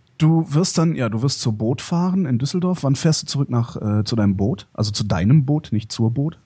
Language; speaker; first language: German; native; German